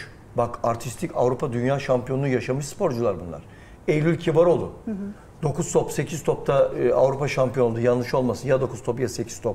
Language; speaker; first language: Turkish; native; Turkish